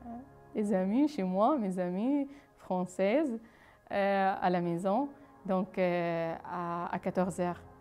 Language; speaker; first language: French; non-native, fluent; Arabic